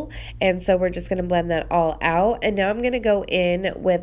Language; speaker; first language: English; native; English